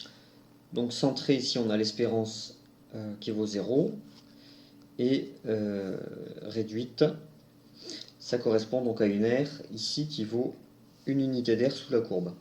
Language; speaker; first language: French; native; French